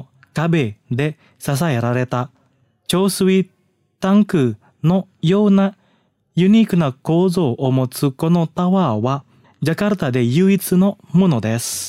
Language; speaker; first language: Japanese; non-native, fluent; Indonesian